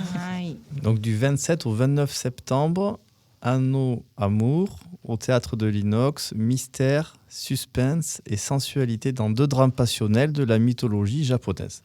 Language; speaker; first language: French; native; French